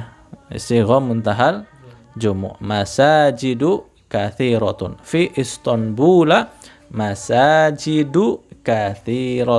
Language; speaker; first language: Arabic; non-native, fluent; Indonesian